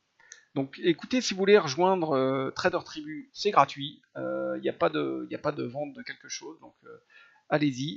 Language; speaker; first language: French; native; French